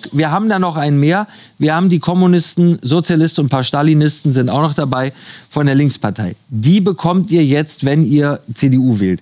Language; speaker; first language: German; native; German